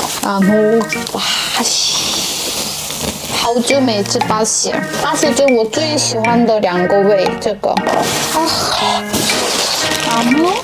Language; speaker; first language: Chinese; non-native, learner; Korean